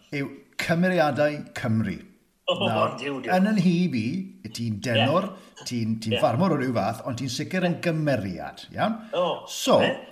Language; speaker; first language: Welsh; native; Welsh